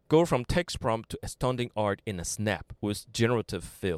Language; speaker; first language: English; non-native, fluent; Chinese